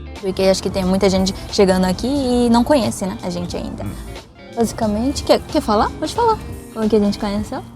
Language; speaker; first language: Portuguese; early bilingual, other home language; Japanese